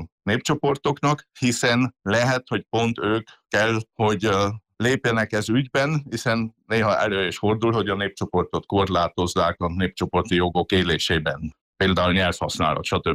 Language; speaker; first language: Hungarian; native; Hungarian